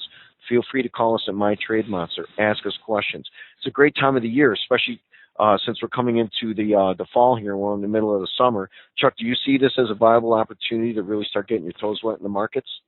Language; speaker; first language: English; native; English